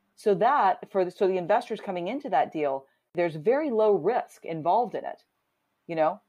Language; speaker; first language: English; native; English